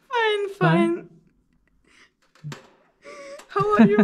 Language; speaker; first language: English; non-native, learner; Russian